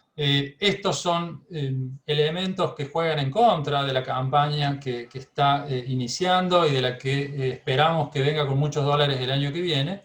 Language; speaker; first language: Spanish; native; Spanish